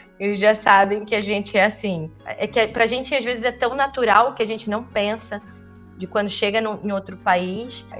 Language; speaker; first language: Portuguese; native; Portuguese